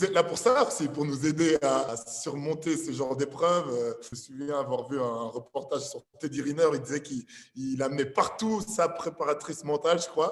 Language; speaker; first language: French; native; French